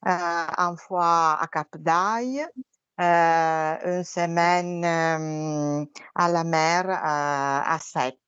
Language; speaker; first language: French; non-native, learner; Italian